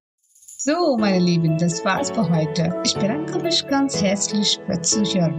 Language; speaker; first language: German; non-native, fluent; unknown